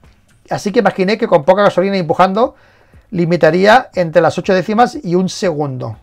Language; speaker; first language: Spanish; native; Spanish